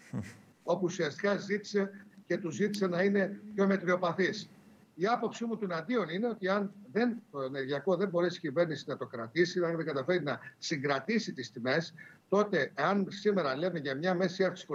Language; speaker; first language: Greek; native; Greek